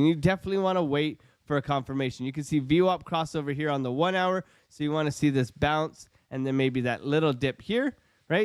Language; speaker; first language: English; native; English